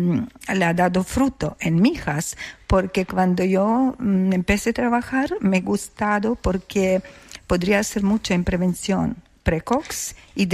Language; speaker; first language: Spanish; non-native, learner; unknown